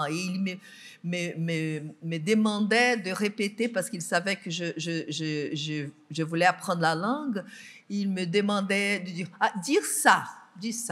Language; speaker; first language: French; non-native, fluent; Portuguese